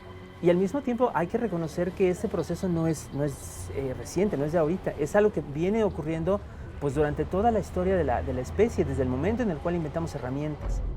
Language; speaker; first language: Spanish; native; Spanish